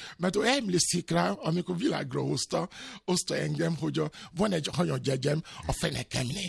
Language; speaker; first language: Hungarian; non-native, learner; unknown